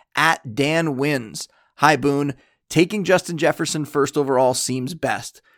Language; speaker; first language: English; native; English